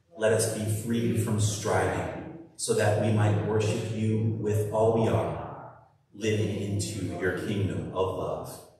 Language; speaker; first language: English; native; English